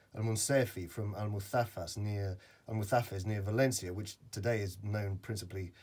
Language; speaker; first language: English; native; English